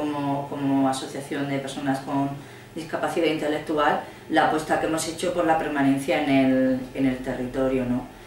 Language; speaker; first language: Spanish; native; Spanish